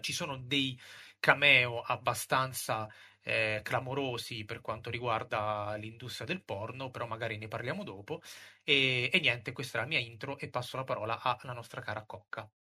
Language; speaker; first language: Italian; native; Italian